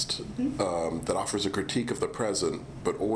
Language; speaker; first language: English; native; English